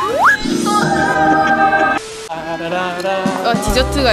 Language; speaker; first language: Korean; native; Korean